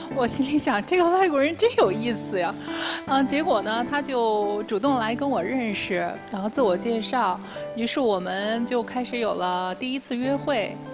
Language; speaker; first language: Chinese; native; Chinese